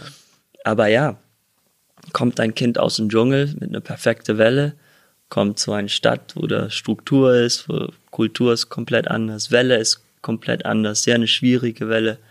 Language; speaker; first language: German; early bilingual, heritage; German